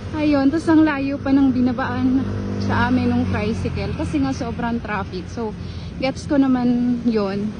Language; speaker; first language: Filipino; non-native, local second language; Bikol